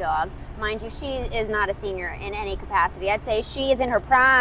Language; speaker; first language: English; native; English